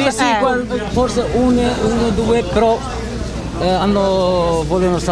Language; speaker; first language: Italian; non-native, learner; Greek